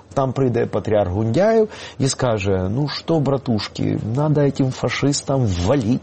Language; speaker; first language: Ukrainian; non-native, local second language; Russian